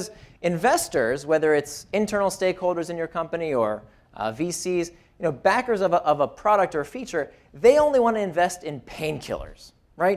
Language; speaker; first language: English; native; English